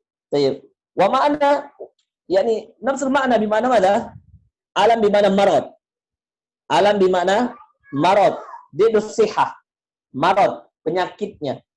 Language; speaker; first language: Arabic; non-native, fluent; Indonesian